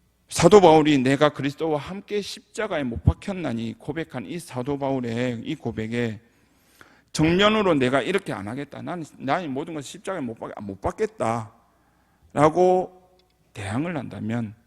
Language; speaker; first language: Korean; native; Korean